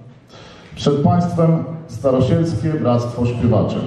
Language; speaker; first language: Polish; native; Polish